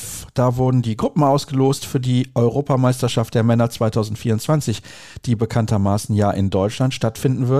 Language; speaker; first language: German; native; German